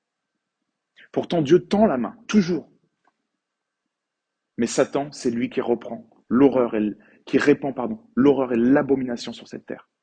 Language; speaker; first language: French; native; French